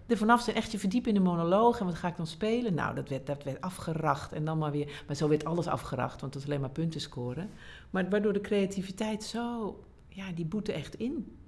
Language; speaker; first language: Dutch; native; Dutch